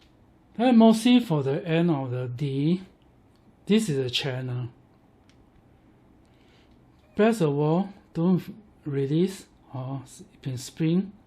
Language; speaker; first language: English; non-native, learner; Chinese